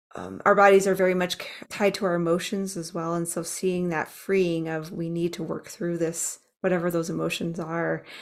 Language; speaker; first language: English; native; English